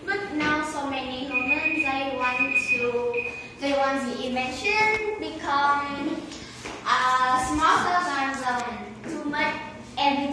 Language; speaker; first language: English; non-native, learner; Vietnamese